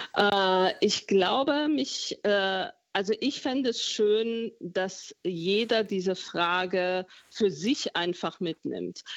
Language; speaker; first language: German; early bilingual, other home language; Romanian